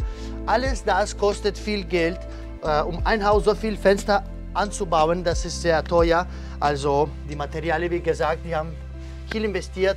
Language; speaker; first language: German; non-native, learner; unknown